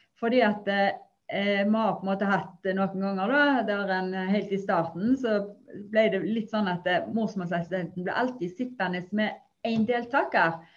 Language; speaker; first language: Norwegian; native; Norwegian